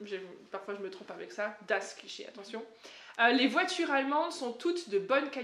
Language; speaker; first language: French; native; French